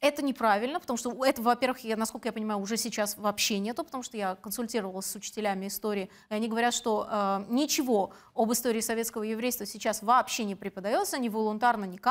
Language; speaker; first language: Russian; native; Russian